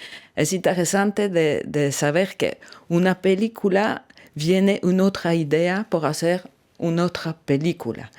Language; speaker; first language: Spanish; non-native, learner; French